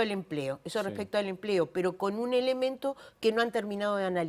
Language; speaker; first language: Spanish; native; Spanish